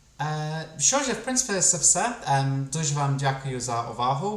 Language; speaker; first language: Ukrainian; non-native, fluent; English